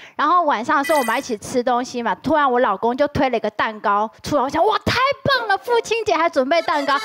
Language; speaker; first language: Chinese; native; Chinese